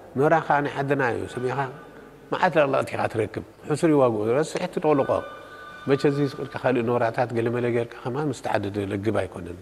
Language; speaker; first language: Tigrinya; non-native, local second language; Italian